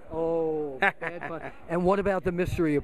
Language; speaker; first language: English; native; English